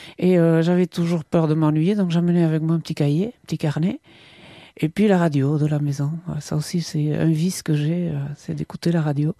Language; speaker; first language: French; non-native, local second language; Basque